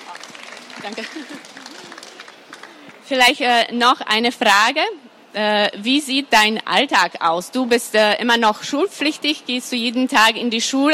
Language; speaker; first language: German; non-native, fluent; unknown